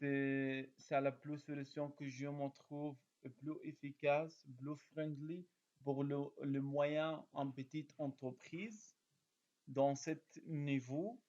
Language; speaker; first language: French; non-native, learner; Arabic